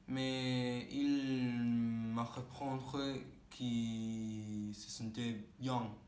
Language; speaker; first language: French; non-native, learner; Spanish